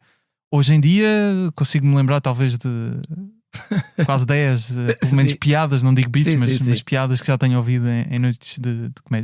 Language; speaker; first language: Portuguese; native; Portuguese